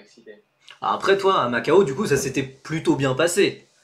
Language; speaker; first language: French; native; French